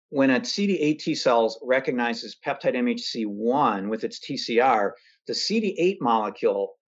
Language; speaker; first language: English; native; English